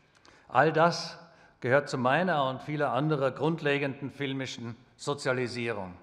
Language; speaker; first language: German; native; German